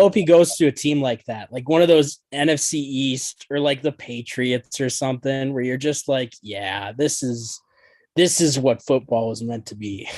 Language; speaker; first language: English; native; English